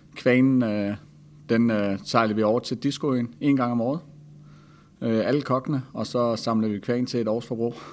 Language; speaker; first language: Danish; native; Danish